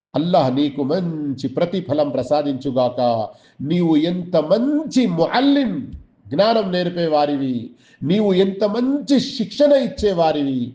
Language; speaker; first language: Telugu; non-native, local second language; Urdu